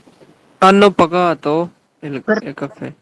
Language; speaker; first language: Italian; non-native, learner; Urdu